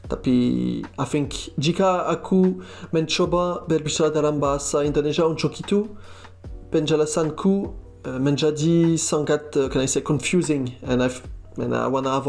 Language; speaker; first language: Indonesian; non-native, learner; French